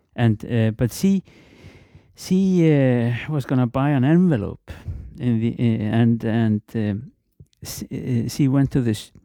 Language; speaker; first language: English; non-native, fluent; Icelandic